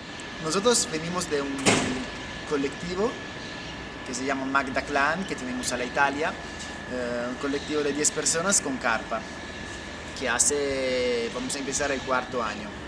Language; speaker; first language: Spanish; non-native, learner; Italian